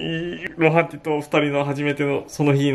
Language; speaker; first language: Japanese; non-native, learner; Korean